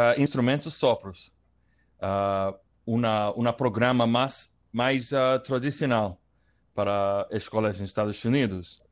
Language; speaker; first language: Portuguese; non-native, learner; English